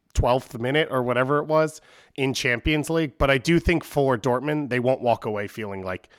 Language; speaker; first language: English; native; English